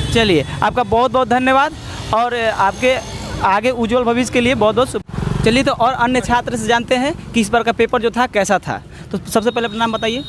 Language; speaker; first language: Hindi; native; Hindi